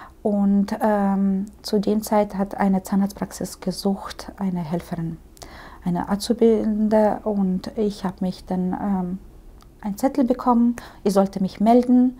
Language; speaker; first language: German; early bilingual, heritage; Russian